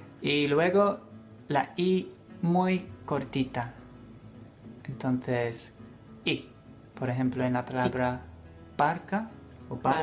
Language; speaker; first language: Spanish; non-native, fluent; English